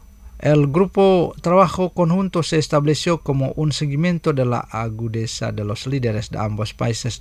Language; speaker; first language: Spanish; non-native, fluent; Indonesian